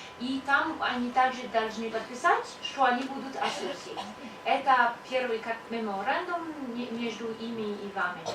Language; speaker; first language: Russian; non-native, learner; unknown